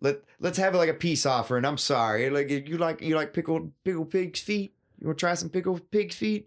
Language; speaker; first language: English; native; English